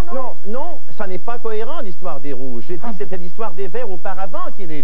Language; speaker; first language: French; native; French